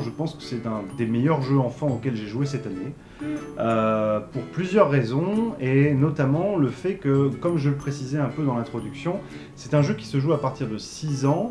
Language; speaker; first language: French; native; French